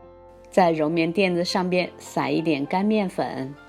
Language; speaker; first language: Chinese; native; Chinese